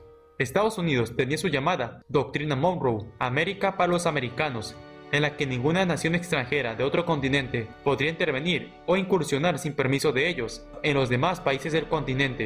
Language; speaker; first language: Spanish; native; Spanish